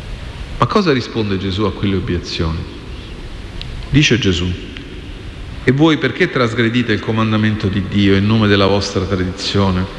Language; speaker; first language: Italian; native; Italian